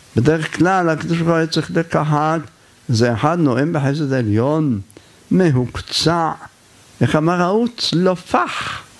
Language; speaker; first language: Hebrew; native; Hebrew